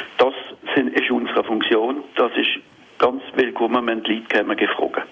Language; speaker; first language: German; non-native, local second language; French